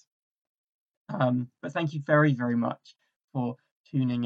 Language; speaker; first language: English; native; English